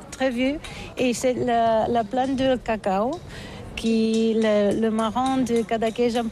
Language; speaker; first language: French; non-native, learner; Catalan